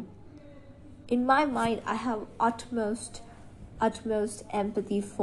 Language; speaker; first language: English; non-native, local second language; Hindi